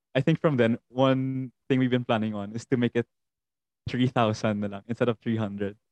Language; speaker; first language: English; non-native, local second language; Hiligaynon